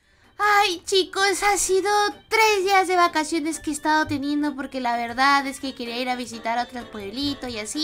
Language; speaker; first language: Spanish; native; Spanish